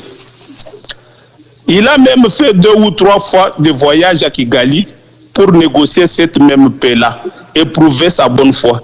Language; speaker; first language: French; non-native, local second language; Lingala